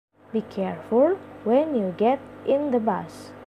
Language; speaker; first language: English; non-native, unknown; Indonesian